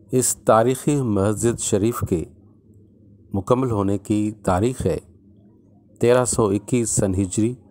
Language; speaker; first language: Urdu; non-native, local second language; Sindhi